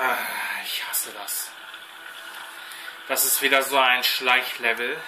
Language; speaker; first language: German; native; German